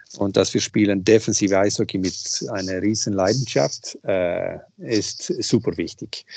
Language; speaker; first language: German; non-native, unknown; Swedish